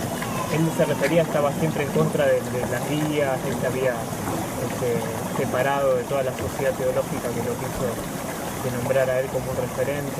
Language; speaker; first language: Spanish; native; Spanish